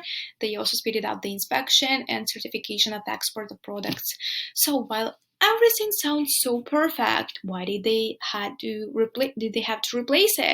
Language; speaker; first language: English; non-native, fluent; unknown